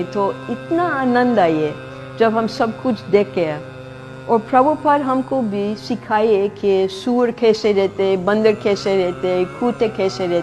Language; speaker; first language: Hindi; non-native, fluent; English